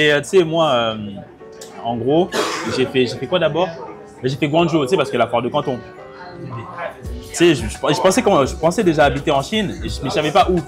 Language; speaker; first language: French; native; French